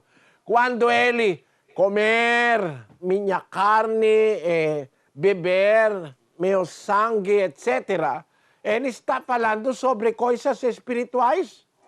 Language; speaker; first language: Portuguese; non-native, learner; Filipino